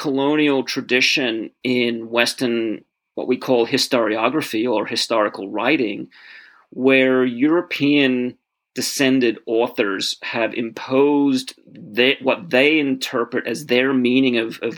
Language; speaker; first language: English; native; English